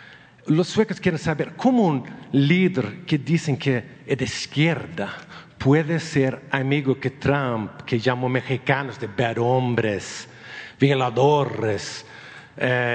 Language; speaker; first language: Spanish; non-native, learner; Swedish